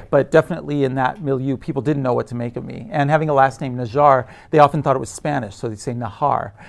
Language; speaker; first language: English; early bilingual, other home language; Arabic